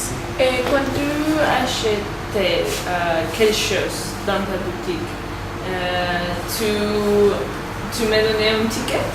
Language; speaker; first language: French; non-native, learner; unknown